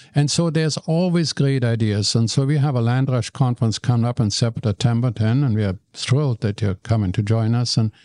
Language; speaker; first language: English; non-native, fluent; German